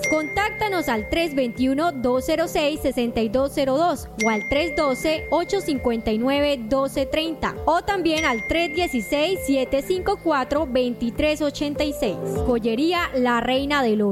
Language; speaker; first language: Spanish; native; Spanish